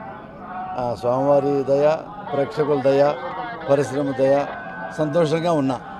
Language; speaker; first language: Telugu; native; Telugu